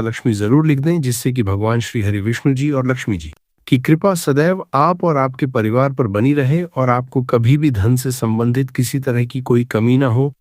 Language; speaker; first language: Hindi; native; Hindi